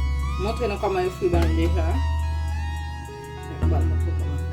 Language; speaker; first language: French; non-native, local second language; Haitian Creole